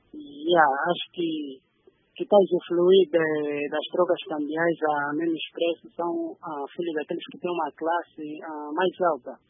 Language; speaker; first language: Portuguese; native; Portuguese